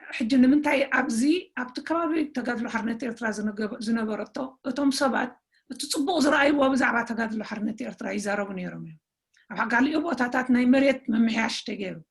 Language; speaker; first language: Tigrinya; native; Tigrinya